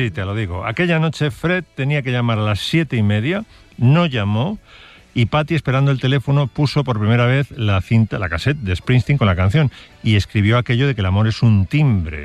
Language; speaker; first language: Spanish; native; Spanish